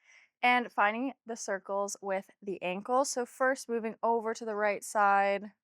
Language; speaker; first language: English; native; English